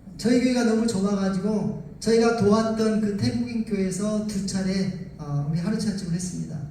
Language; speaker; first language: Korean; native; Korean